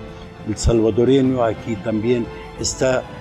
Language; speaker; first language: Spanish; non-native, fluent; Arabic